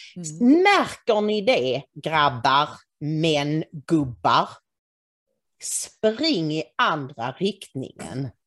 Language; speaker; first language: Swedish; native; Swedish